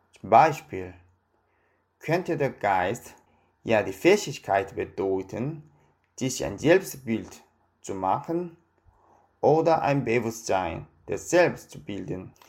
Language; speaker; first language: German; non-native, fluent; Korean